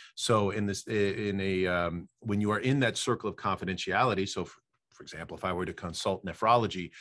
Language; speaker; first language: English; native; English